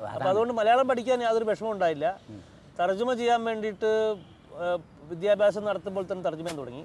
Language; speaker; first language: Malayalam; native; Malayalam